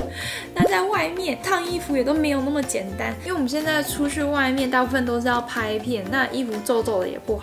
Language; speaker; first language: Chinese; native; Chinese